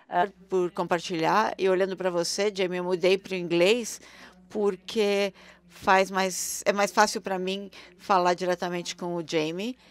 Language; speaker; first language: Portuguese; non-native, fluent; German